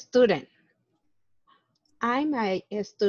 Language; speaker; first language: English; non-native, learner; Spanish